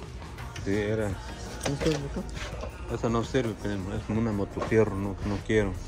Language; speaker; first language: Spanish; native; Spanish